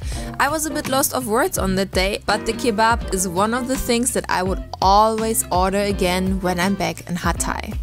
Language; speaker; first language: English; non-native, fluent; German